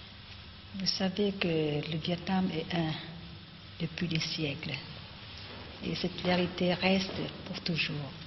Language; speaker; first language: French; non-native, local second language; Vietnamese